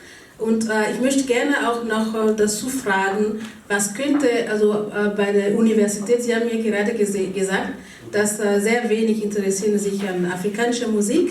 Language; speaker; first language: German; non-native, fluent; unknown